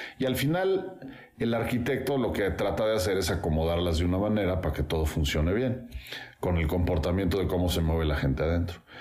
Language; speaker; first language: Spanish; native; Spanish